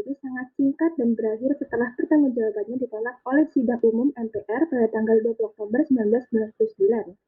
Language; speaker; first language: Indonesian; native; Indonesian